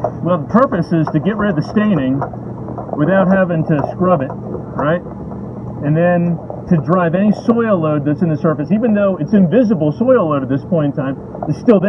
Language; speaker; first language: English; native; English